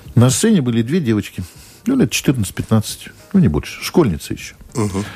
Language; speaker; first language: Russian; native; Russian